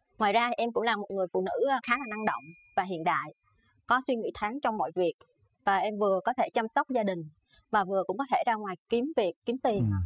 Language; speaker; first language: Vietnamese; native; Vietnamese